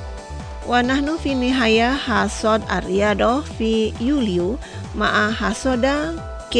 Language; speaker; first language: Arabic; non-native, fluent; Indonesian